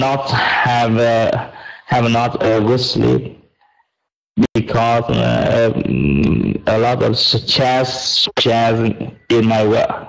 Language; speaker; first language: English; non-native, learner; Vietnamese